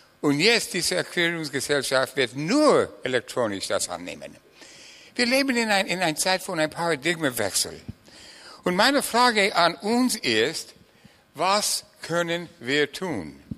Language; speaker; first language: German; non-native, fluent; English